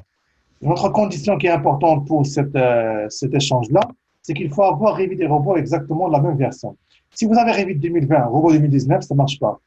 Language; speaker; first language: French; native; French